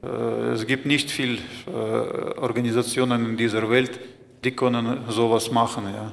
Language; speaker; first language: German; non-native, fluent; Russian